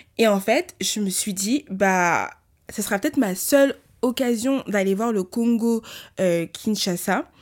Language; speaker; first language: French; early bilingual, other home language; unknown